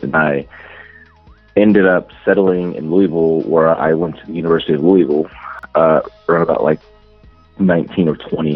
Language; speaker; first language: English; native; English